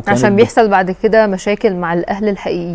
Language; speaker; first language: Arabic; native; Arabic